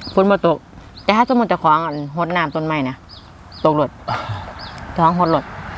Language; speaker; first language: Thai; native; Thai